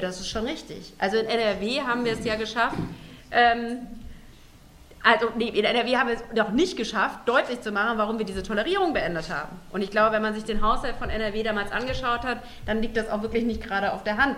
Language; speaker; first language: German; native; German